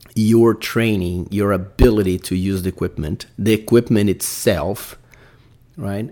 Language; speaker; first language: English; non-native, fluent; Portuguese